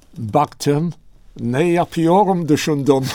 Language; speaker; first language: Turkish; non-native, learner; English